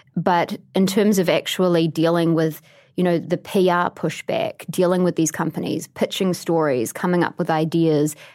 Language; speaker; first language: English; native; English